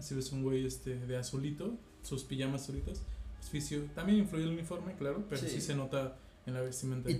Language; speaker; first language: Spanish; native; Spanish